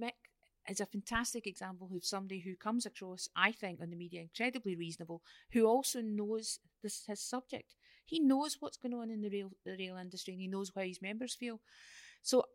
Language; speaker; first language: English; native; English